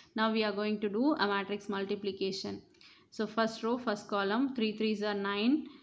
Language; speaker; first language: English; non-native, local second language; Tamil